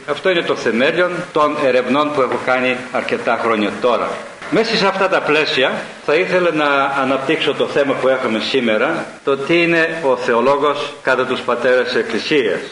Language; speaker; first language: Greek; early bilingual, heritage; Greek